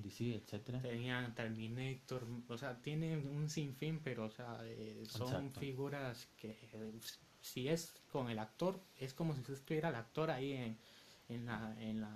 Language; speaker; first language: Spanish; native; Spanish